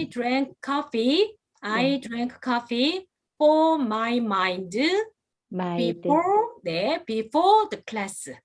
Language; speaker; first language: English; non-native, fluent; Korean